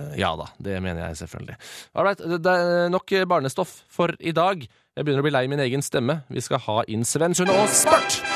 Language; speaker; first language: Norwegian; native; Norwegian